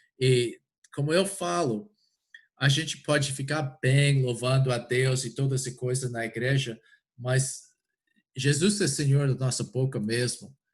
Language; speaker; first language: Portuguese; non-native, fluent; English